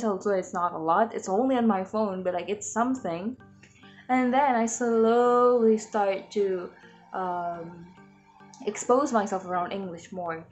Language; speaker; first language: English; non-native, learner; Indonesian